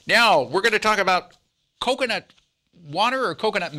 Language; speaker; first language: English; native; English